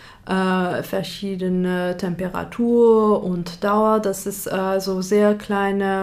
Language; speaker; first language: German; non-native, fluent; French